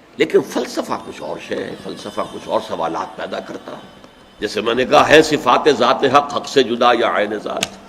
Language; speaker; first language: Urdu; native; Urdu